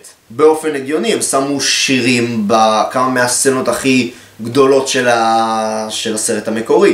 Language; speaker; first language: Hebrew; native; Hebrew